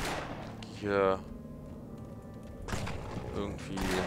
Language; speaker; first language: German; native; German